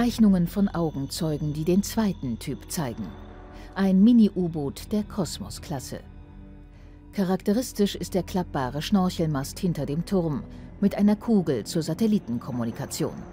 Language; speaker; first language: German; native; German